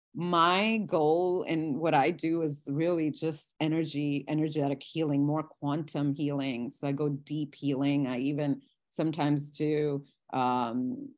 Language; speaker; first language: English; non-native, local second language; Gujarati